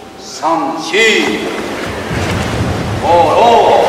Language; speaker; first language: English; non-native, learner; Japanese